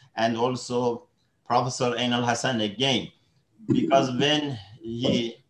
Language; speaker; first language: English; non-native, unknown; Persian